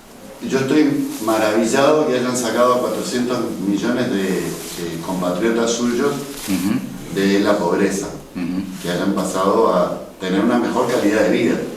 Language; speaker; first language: Spanish; native; Spanish